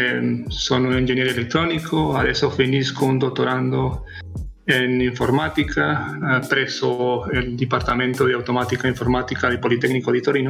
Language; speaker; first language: Italian; non-native, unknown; Spanish